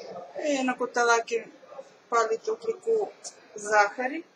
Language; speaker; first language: Greek; non-native, learner; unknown